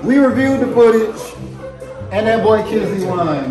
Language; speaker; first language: English; native; English